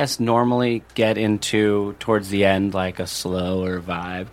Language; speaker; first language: English; native; English